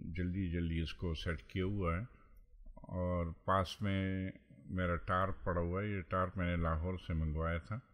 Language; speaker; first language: Urdu; non-native, local second language; Pashto